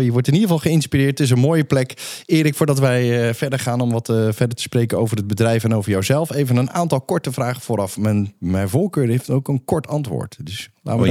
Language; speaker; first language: Dutch; native; Dutch